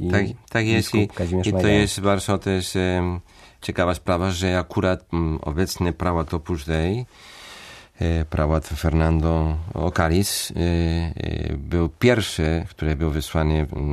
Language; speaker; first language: Polish; non-native, fluent; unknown